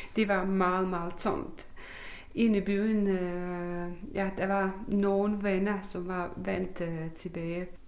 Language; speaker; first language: Danish; non-native, fluent; Bosnian